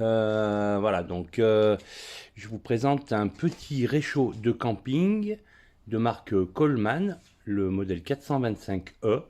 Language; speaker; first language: French; native; French